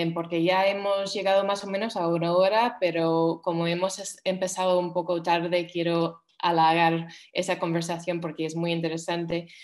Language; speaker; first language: Spanish; non-native, fluent; English